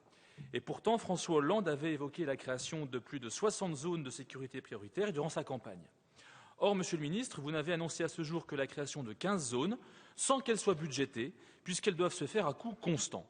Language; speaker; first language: French; native; French